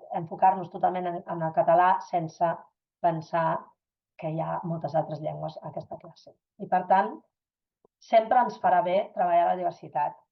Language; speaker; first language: Catalan; non-native, fluent; German